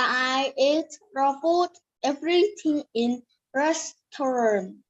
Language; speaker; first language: English; non-native, learner; Vietnamese